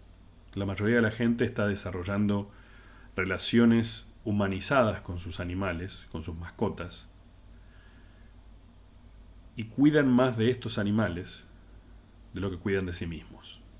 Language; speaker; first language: Spanish; native; Spanish